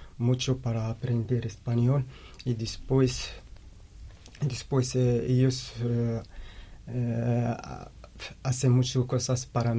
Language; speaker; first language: Spanish; non-native, learner; Arabic